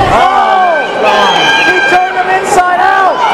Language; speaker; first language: English; native; English